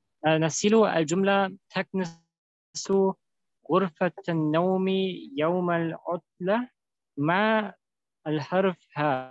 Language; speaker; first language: Arabic; non-native, learner; German